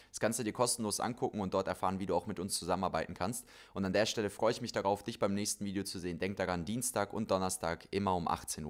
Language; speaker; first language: German; native; German